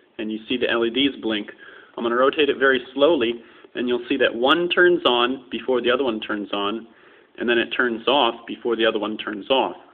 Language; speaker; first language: English; native; English